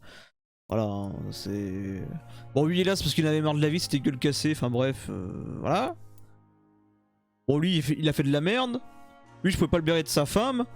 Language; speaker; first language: French; native; French